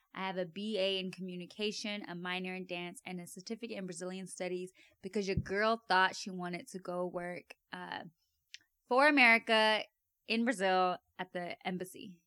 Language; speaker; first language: English; native; English